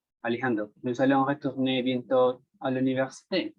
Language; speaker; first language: French; non-native, learner; Spanish